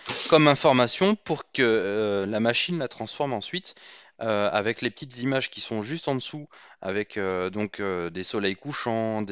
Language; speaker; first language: French; native; French